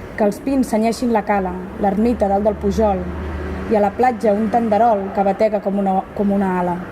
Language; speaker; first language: Catalan; native; Catalan